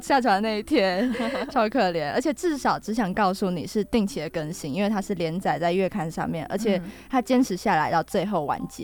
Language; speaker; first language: Chinese; native; Chinese